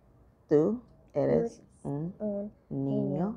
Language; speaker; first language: Spanish; non-native, learner; English